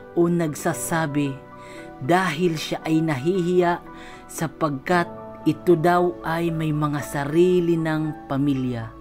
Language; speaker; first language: Filipino; non-native, local second language; Bikol